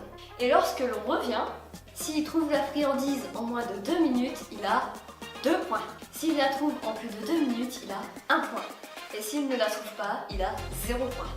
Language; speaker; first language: French; native; French